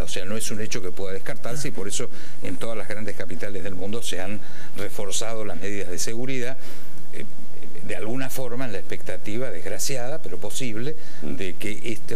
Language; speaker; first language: Spanish; native; Spanish